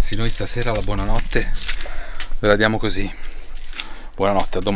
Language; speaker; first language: Italian; native; Italian